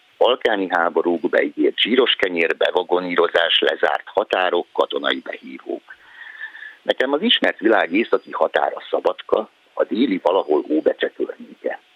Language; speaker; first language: Hungarian; native; Hungarian